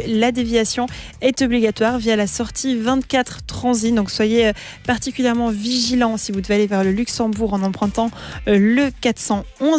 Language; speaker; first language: French; native; French